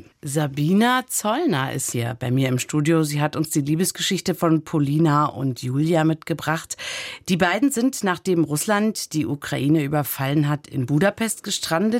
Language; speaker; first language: German; native; German